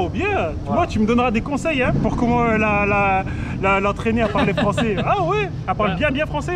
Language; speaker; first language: French; native; French